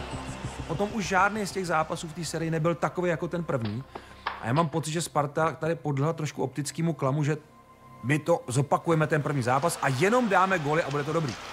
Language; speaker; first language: Czech; native; Czech